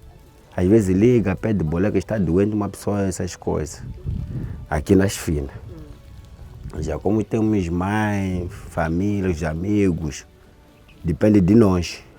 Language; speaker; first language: Portuguese; non-native, local second language; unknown